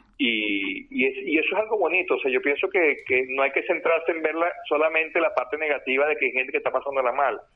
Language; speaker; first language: Spanish; native; Spanish